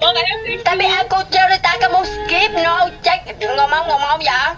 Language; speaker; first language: Indonesian; non-native, learner; Vietnamese